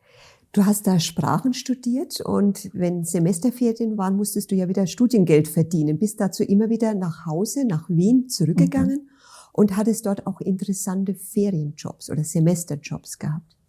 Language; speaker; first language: German; native; German